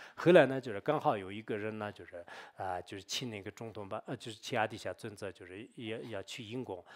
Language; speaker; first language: Chinese; non-native, local second language; Tibetan